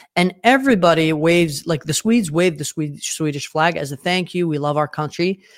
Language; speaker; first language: English; non-native, fluent; Arabic